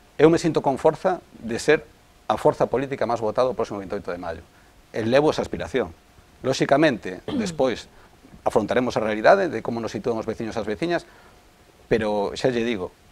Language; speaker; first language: Galician; non-native, local second language; Spanish